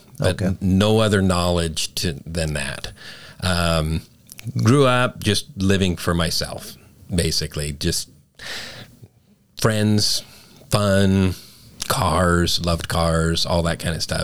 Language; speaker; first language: English; native; English